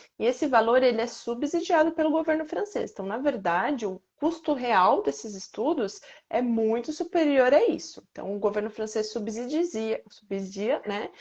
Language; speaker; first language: Portuguese; native; Portuguese